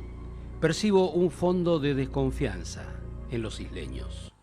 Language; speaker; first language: Spanish; native; Spanish